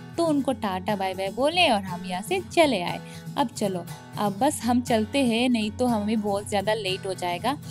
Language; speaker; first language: Hindi; non-native, local second language; Bangla